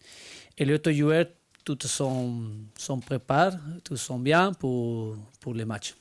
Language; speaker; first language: French; non-native, learner; Spanish